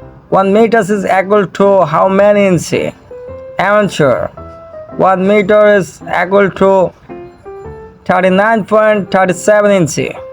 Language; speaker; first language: English; non-native, local second language; Bangla